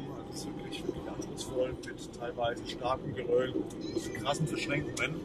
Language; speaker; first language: German; native; German